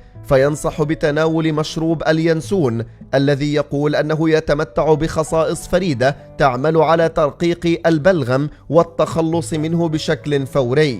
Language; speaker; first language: Arabic; native; Arabic